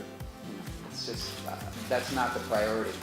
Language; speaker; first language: English; native; English